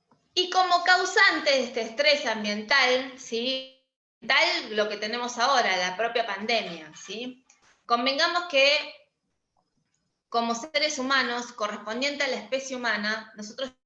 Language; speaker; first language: Spanish; native; Spanish